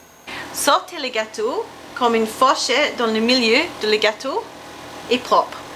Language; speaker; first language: French; non-native, learner; English